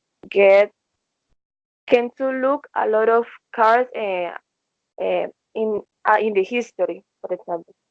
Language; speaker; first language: English; non-native, learner; Spanish